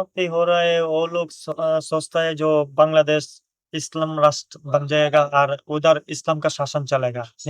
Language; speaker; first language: Hindi; non-native, learner; Bangla